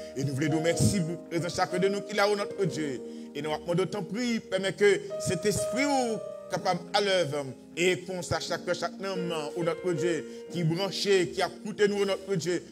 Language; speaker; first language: French; non-native, local second language; Haitian Creole